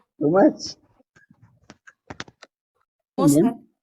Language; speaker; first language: English; non-native, learner; Bangla